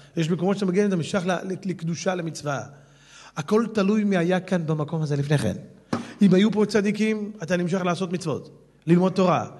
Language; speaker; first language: Hebrew; native; Hebrew